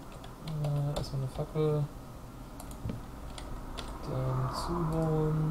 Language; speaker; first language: German; native; German